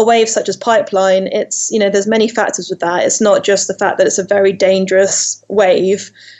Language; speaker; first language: English; native; English